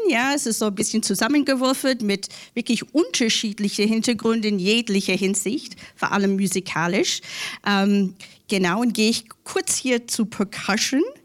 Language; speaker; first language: German; non-native, learner; English